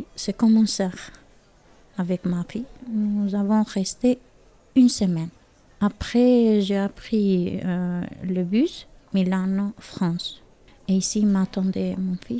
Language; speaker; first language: French; non-native, learner; Albanian